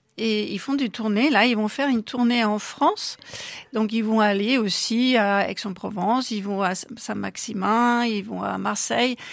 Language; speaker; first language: French; non-native, fluent; German